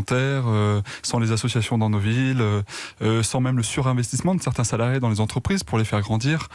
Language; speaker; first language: French; native; French